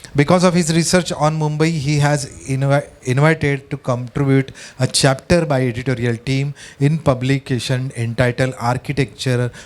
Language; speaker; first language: English; non-native, local second language; Marathi